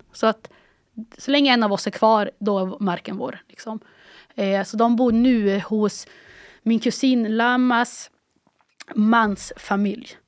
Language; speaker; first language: Swedish; early bilingual, other home language; Arabic